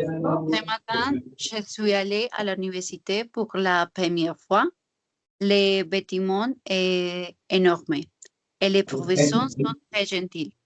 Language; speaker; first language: French; non-native, learner; Spanish